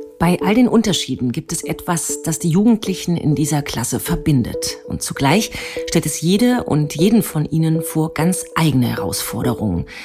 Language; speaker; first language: German; native; German